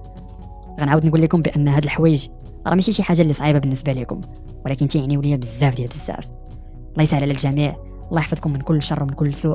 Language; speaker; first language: Arabic; native; Arabic